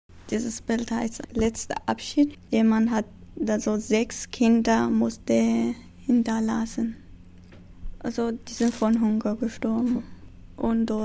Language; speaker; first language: German; non-native, learner; Kurdish